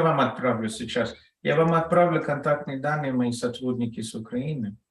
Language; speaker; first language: Russian; non-native, fluent; Telugu